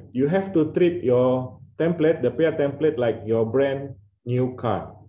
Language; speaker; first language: English; non-native, fluent; Indonesian